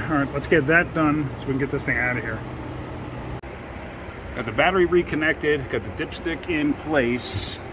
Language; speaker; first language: English; native; English